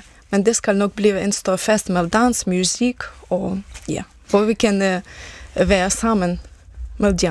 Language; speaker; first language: Danish; non-native, fluent; Ukrainian